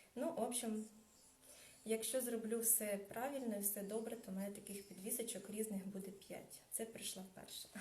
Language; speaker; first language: Ukrainian; non-native, local second language; Russian